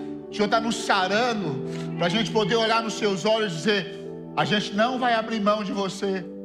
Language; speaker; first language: Portuguese; native; Portuguese